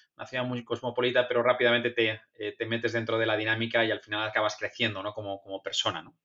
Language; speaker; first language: Spanish; native; Spanish